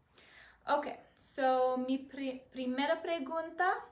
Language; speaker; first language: Spanish; non-native, learner; English